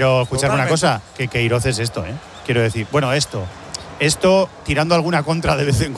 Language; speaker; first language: Spanish; native; Spanish